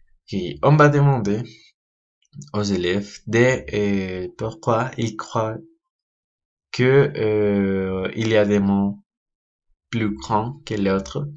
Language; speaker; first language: French; non-native, learner; Spanish